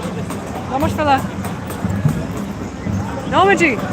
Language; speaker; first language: Portuguese; non-native, learner; English